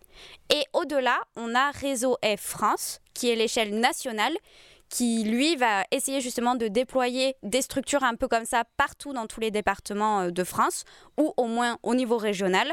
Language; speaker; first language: French; native; French